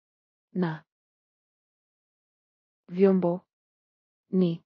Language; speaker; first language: Swahili; non-native, learner; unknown